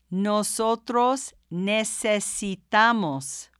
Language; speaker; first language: Spanish; non-native, fluent; English